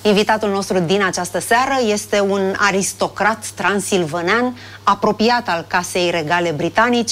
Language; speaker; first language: Romanian; native; Romanian